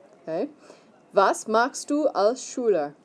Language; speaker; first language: German; non-native, fluent; English